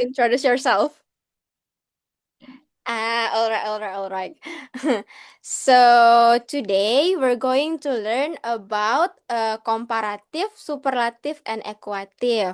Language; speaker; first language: English; non-native, learner; Indonesian